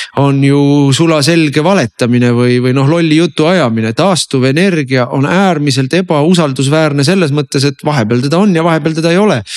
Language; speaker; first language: Estonian; native; Estonian